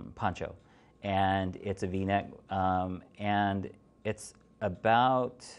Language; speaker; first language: English; native; English